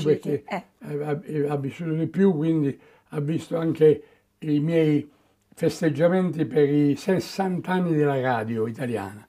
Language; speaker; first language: Italian; native; Italian